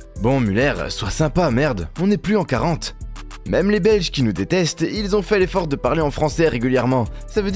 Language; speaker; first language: French; native; French